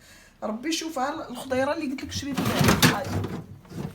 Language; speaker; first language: Arabic; native; Arabic